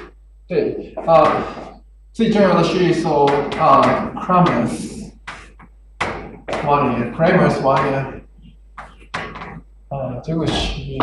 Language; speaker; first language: Chinese; non-native, learner; Japanese